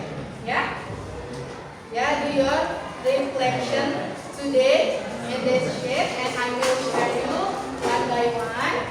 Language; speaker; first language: English; non-native, learner; Indonesian